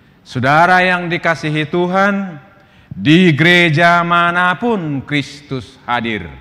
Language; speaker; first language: Indonesian; non-native, local second language; Batak Toba